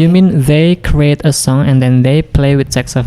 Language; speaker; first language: English; non-native, fluent; Indonesian